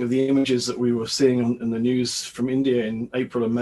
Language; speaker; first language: English; native; English